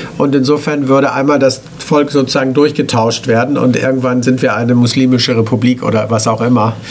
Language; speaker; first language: German; native; German